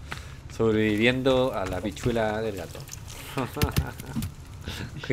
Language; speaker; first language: Spanish; native; Spanish